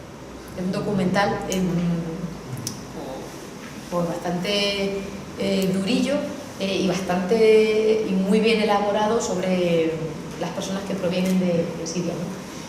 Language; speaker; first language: Spanish; native; Spanish